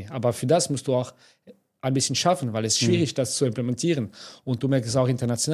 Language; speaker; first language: German; non-native, fluent; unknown